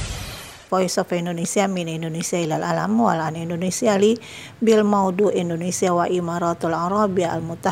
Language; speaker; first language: Arabic; non-native, fluent; Indonesian